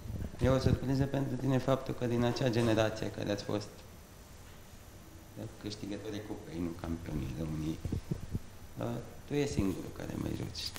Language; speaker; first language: Romanian; native; Romanian